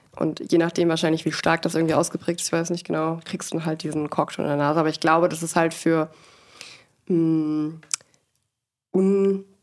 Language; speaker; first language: German; native; German